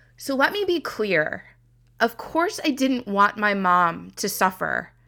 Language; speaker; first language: English; native; English